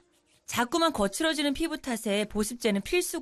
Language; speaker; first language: Korean; native; Korean